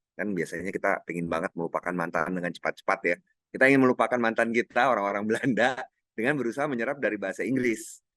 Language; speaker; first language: Indonesian; non-native, local second language; Minangkabau